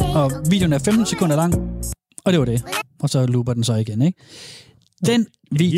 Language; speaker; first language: Danish; native; Danish